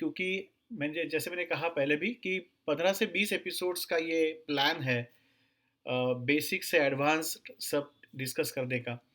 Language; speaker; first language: Hindi; non-native, local second language; Marathi